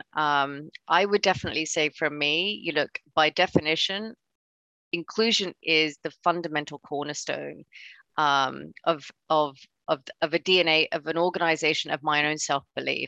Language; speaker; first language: English; non-native, local second language; Cantonese